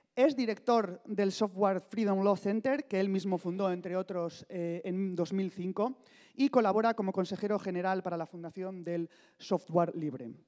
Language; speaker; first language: Spanish; non-native, local second language; Basque